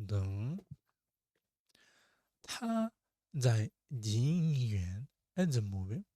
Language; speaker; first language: Chinese; non-native, learner; Russian